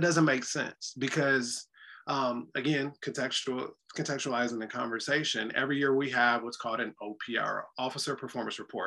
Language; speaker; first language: English; native; English